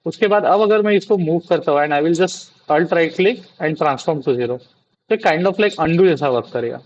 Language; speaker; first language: Hindi; non-native, local second language; Marathi